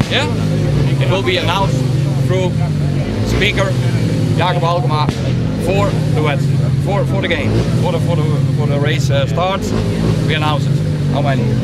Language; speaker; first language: English; non-native, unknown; Dutch